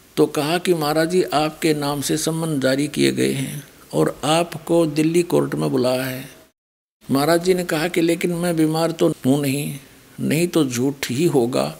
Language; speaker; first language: Hindi; native; Hindi